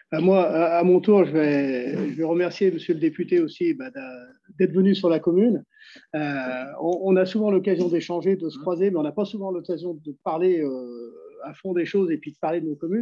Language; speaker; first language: French; native; French